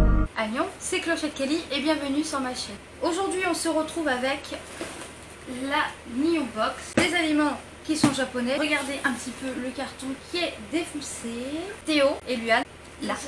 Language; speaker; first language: French; native; French